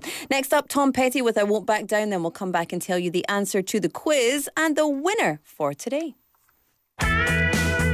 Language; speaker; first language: English; native; English